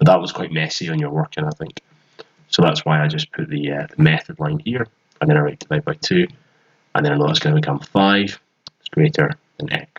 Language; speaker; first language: English; native; English